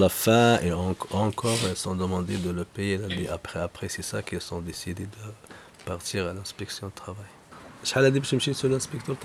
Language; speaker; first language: French; non-native, local second language; Arabic